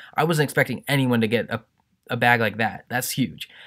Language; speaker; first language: English; native; English